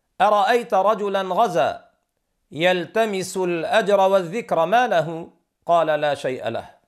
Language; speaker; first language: Arabic; native; Arabic